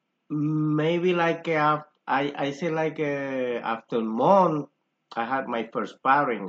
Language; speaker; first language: English; non-native, learner; Spanish